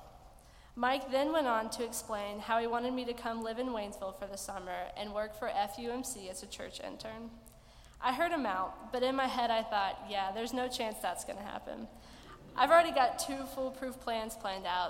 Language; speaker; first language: English; native; English